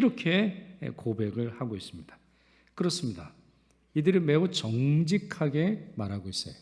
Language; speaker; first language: Korean; native; Korean